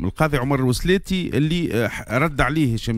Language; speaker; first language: Arabic; native; Arabic